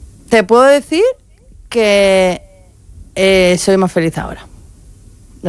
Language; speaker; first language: Spanish; native; Spanish